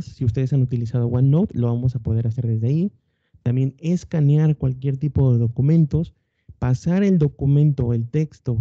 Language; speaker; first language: Spanish; native; Spanish